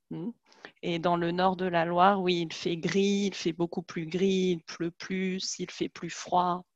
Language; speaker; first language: French; native; French